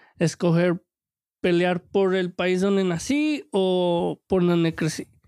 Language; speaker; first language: Spanish; early bilingual, heritage; Spanish